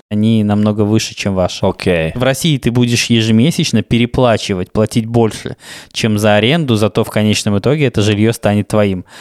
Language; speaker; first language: Russian; native; Russian